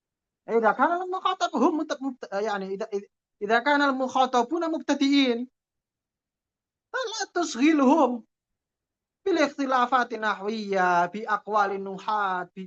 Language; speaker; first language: Arabic; non-native, fluent; Indonesian